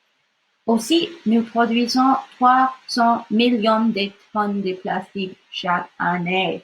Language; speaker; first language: French; non-native, local second language; English